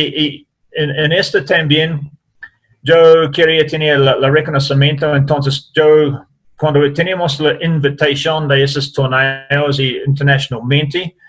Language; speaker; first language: Spanish; non-native, learner; English